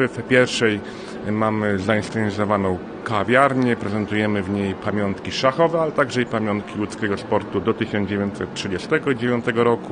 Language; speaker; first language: Polish; native; Polish